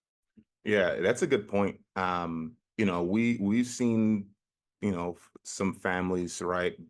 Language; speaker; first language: English; native; English